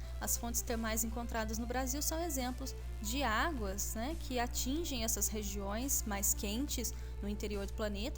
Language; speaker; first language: Portuguese; native; Portuguese